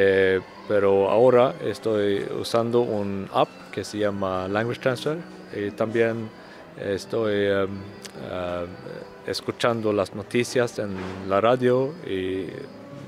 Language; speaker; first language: Spanish; non-native, learner; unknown